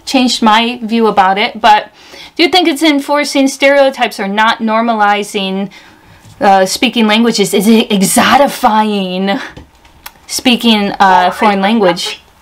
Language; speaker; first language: English; native; English